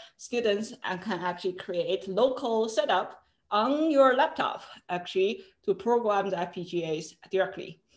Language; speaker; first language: English; non-native, fluent; Chinese